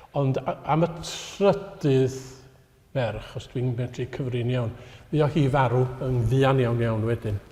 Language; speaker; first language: Welsh; native; Welsh